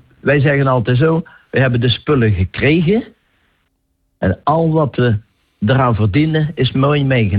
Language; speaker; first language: Dutch; native; Dutch